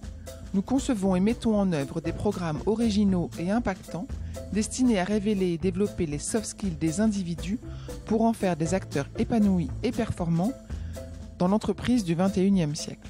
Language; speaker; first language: French; native; French